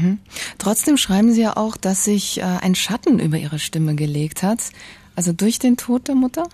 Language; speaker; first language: German; native; German